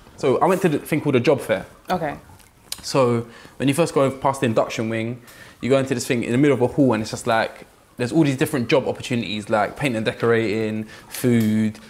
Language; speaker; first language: English; native; English